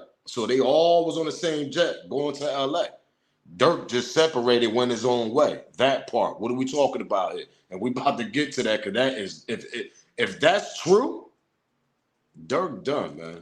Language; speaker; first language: English; native; English